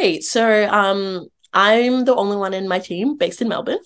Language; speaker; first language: English; native; English